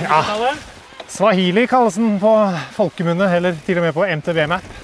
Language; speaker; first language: Norwegian; native; Norwegian